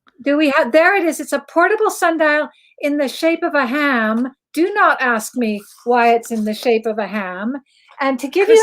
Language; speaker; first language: English; native; English